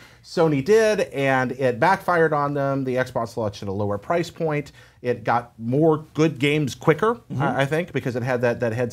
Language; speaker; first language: English; native; English